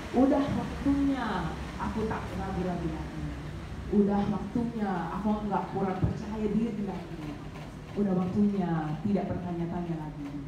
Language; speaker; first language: Indonesian; non-native, fluent; English